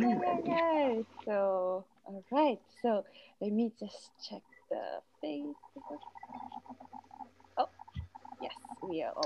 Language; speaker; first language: English; non-native, fluent; Japanese